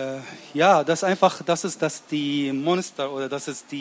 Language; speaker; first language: German; non-native, learner; Arabic